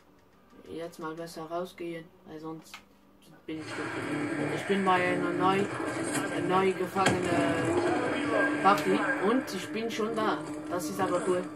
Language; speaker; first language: German; non-native, learner; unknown